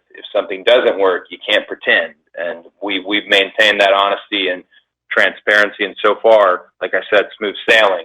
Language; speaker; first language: English; native; English